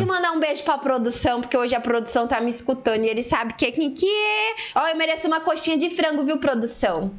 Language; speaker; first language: Portuguese; native; Portuguese